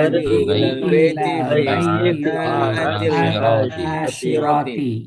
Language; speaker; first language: Arabic; non-native, learner; Indonesian